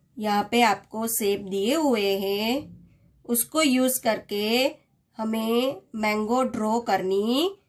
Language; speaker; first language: Hindi; non-native, local second language; Gujarati